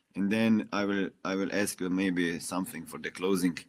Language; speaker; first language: English; non-native, fluent; Slovenian